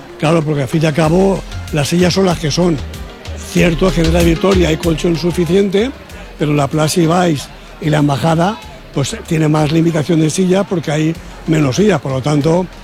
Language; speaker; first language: Spanish; native; Spanish